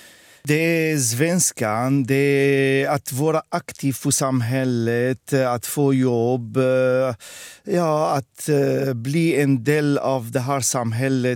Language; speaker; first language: Swedish; non-native, fluent; Arabic